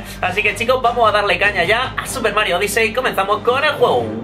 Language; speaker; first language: Spanish; native; Spanish